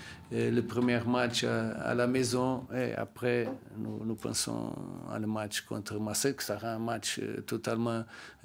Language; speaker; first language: French; non-native, learner; Portuguese